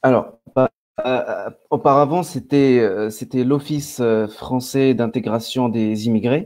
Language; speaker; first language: French; non-native, local second language; Arabic